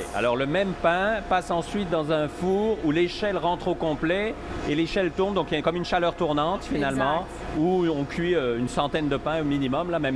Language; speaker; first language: French; native; French